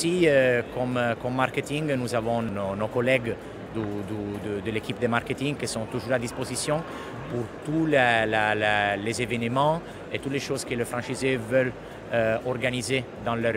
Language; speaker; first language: French; non-native, fluent; Italian